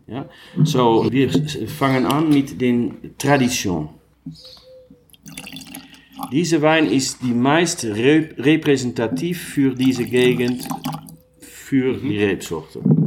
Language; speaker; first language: German; non-native, learner; Dutch